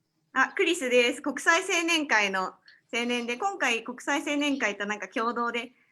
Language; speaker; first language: Japanese; native; Japanese